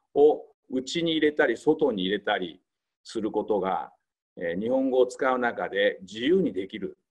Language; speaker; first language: Japanese; native; Japanese